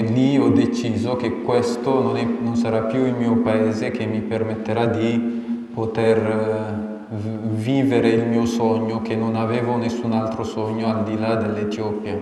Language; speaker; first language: Italian; non-native, fluent; Amharic